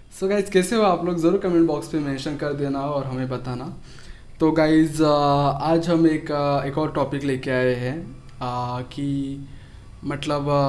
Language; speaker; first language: Hindi; native; Hindi